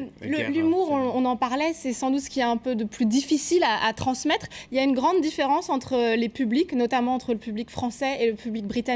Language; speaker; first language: French; native; French